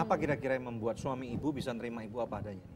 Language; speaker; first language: Indonesian; native; Indonesian